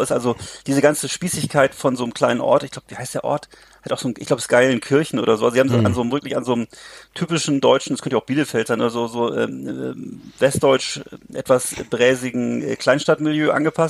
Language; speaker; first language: German; native; German